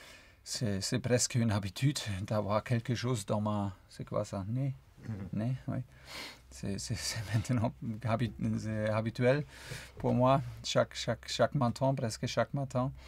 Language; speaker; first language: French; non-native, fluent; German